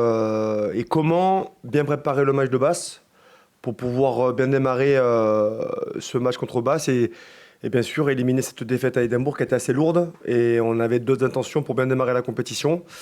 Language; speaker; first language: French; native; French